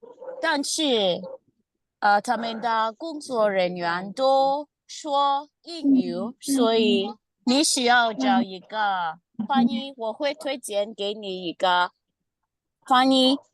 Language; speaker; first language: Chinese; non-native, fluent; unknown